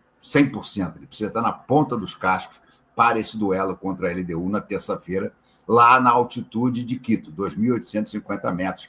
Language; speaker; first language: Portuguese; native; Portuguese